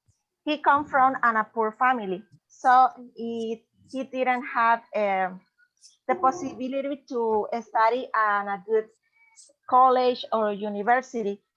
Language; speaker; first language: English; non-native, learner; Spanish